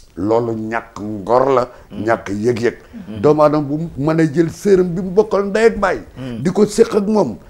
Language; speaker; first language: Wolof; native; Wolof